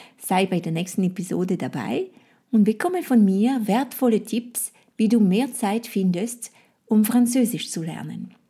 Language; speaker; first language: German; non-native, fluent; French